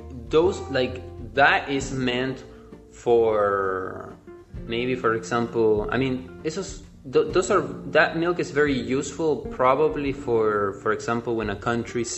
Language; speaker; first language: English; non-native, fluent; Spanish